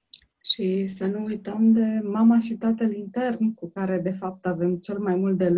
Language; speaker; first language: Romanian; native; Romanian